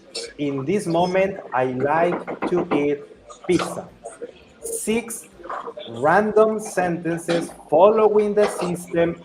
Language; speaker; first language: English; non-native, fluent; Spanish